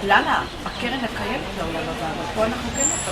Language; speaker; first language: Hebrew; non-native, learner; English